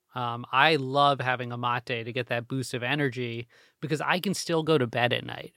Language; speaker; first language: English; early bilingual, other home language; Hindi